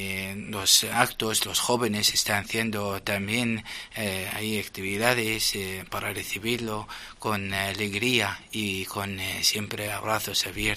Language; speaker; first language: Spanish; non-native, fluent; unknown